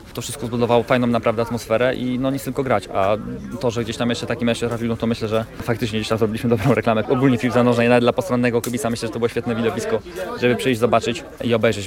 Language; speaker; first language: Polish; native; Polish